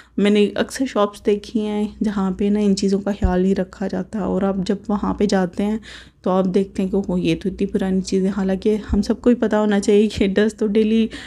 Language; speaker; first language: Urdu; native; Urdu